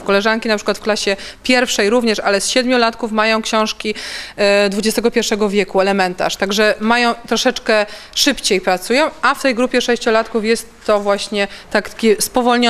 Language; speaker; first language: Polish; native; Polish